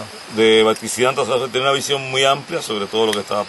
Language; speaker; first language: Spanish; native; Spanish